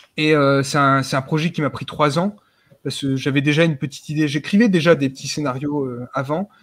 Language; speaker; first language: French; native; French